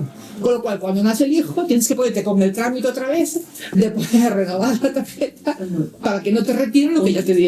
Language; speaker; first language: Spanish; native; Spanish